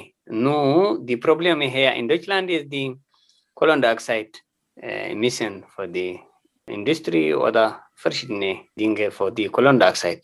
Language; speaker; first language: German; non-native, learner; Tigrinya